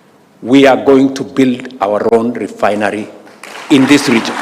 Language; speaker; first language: English; non-native, local second language; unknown